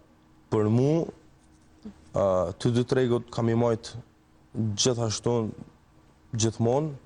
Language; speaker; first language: Albanian; early bilingual, heritage; Albanian